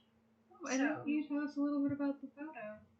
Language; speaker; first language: English; native; English